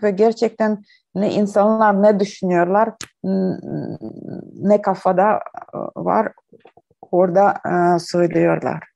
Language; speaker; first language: Turkish; non-native, learner; Ukrainian